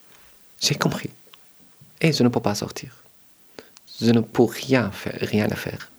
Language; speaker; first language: French; non-native, learner; Arabic